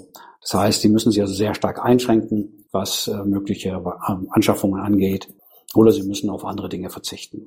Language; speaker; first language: German; native; German